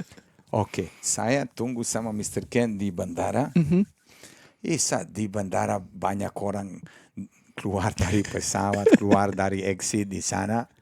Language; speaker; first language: Indonesian; non-native, fluent; Serbian